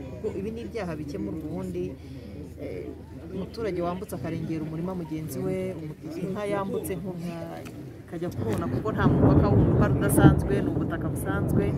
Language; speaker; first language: Kinyarwanda; native; Kinyarwanda